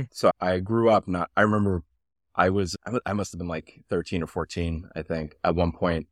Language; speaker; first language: English; native; English